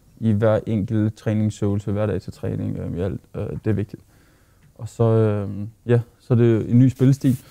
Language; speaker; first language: Danish; native; Danish